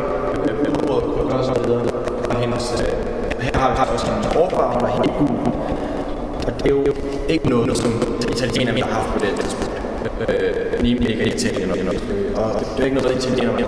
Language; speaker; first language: Danish; native; Danish